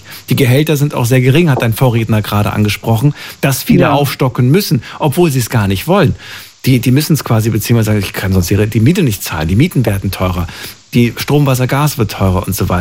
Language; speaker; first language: German; native; German